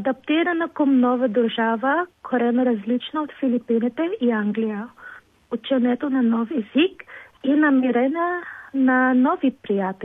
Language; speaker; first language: Bulgarian; non-native, learner; Filipino